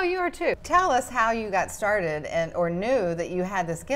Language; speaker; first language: English; native; English